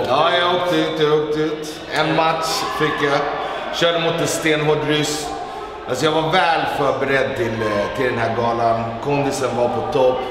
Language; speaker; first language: Swedish; native; Swedish